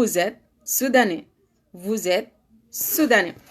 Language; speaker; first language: French; non-native, learner; Arabic